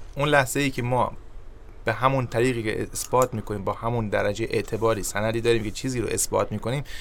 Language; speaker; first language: Persian; native; Persian